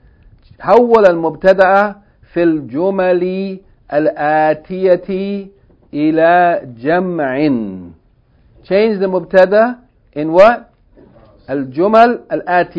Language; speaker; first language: Arabic; non-native, fluent; English